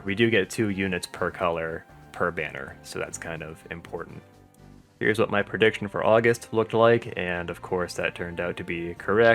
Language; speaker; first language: English; native; English